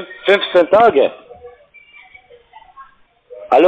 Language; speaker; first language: German; non-native, learner; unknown